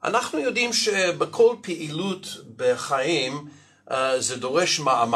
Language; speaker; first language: Hebrew; non-native, fluent; English